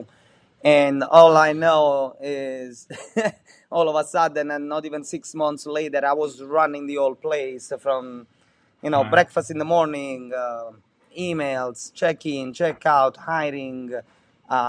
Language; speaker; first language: English; non-native, fluent; Italian